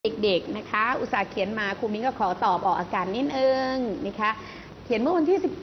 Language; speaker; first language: Thai; native; Thai